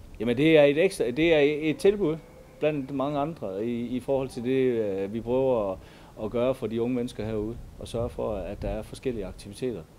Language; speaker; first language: Danish; native; Danish